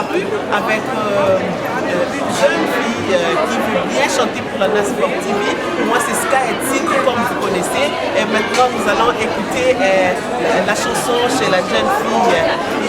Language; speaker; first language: French; non-native, local second language; Lingala